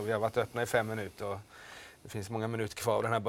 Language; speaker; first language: Swedish; native; Swedish